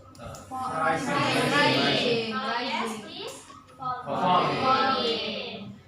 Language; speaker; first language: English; non-native, learner; Indonesian